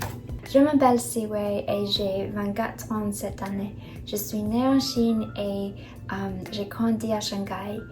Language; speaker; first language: French; non-native, learner; Chinese